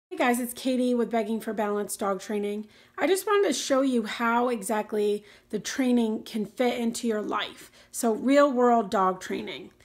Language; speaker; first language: English; native; English